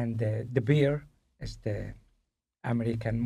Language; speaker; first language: English; non-native, learner; Spanish